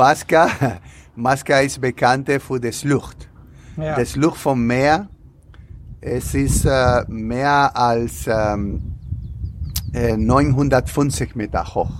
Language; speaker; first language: German; non-native, learner; Spanish